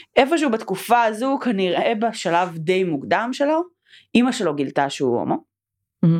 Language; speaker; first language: Hebrew; native; Hebrew